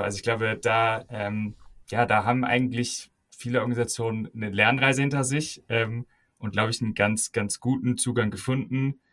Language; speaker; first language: German; native; German